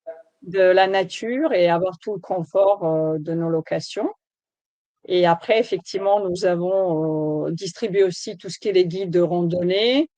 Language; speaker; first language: French; native; French